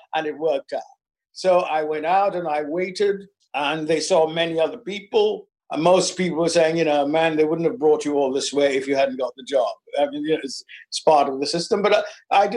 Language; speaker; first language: English; native; English